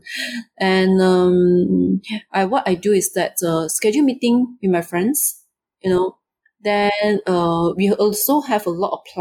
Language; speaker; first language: English; non-native, local second language; Chinese